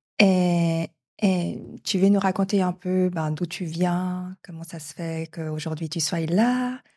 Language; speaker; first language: French; native; French